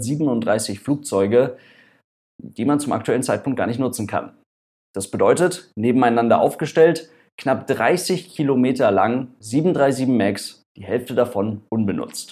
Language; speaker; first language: German; native; German